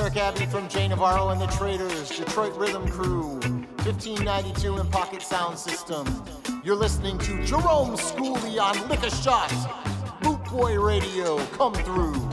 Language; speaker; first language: English; native; English